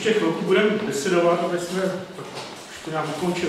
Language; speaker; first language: Czech; native; Czech